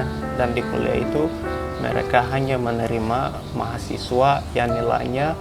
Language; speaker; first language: Indonesian; non-native, fluent; Hausa